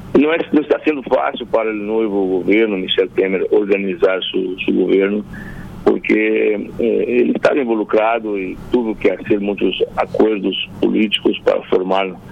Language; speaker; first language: Spanish; non-native, fluent; Portuguese